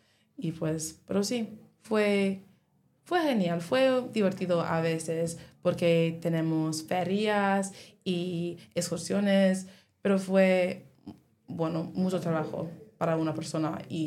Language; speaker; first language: Spanish; non-native, learner; English